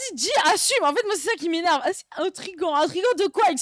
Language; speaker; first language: French; native; French